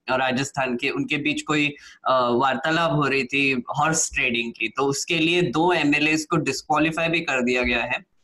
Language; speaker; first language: Hindi; non-native, local second language; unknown